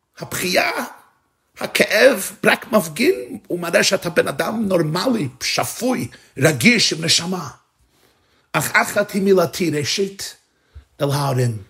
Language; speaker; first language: Hebrew; non-native, fluent; English